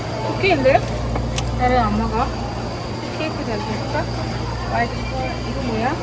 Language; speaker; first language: Korean; non-native, fluent; Malayalam